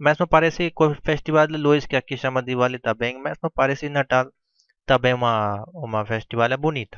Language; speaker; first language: Portuguese; non-native, learner; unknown